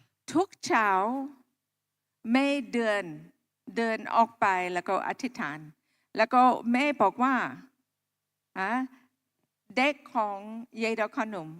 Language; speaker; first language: Thai; non-native, local second language; Akha